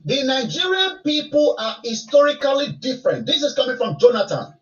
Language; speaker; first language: English; non-native, local second language; Yoruba